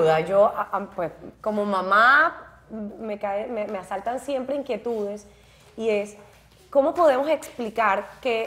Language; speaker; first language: Spanish; native; Spanish